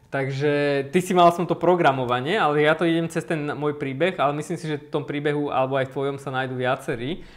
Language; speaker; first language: Slovak; early bilingual, other home language; Armenian